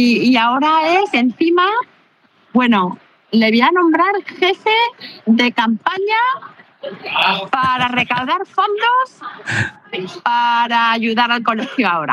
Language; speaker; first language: Spanish; native; Spanish